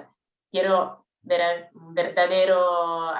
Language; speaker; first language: Spanish; non-native, fluent; Italian